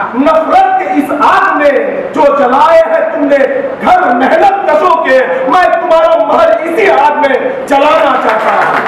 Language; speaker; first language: Hindi; non-native, local second language; Marathi